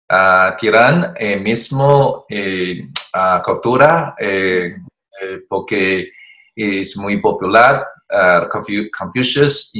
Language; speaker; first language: Spanish; non-native, learner; Chinese